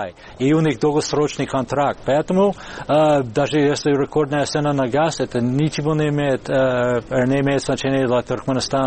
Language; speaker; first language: Russian; non-native, fluent; English